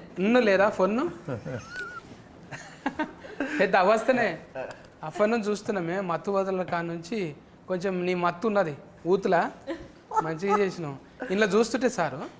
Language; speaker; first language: Telugu; native; Telugu